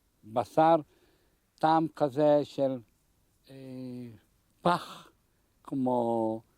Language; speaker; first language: Hebrew; non-native, fluent; Hungarian